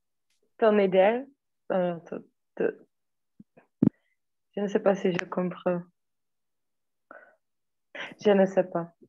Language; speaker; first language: French; non-native, learner; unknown